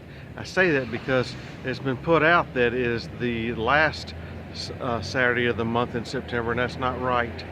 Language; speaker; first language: English; native; English